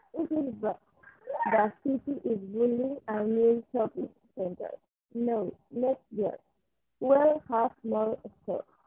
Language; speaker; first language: English; non-native, learner; Spanish